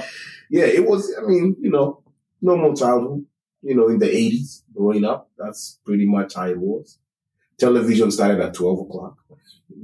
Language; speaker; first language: English; non-native, local second language; Kikuyu